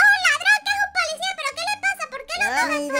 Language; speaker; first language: Spanish; native; Spanish